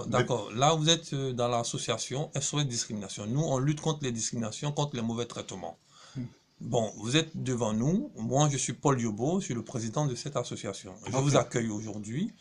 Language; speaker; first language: French; native; French